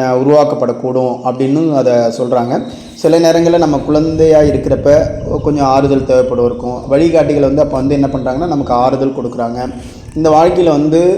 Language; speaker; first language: Tamil; native; Tamil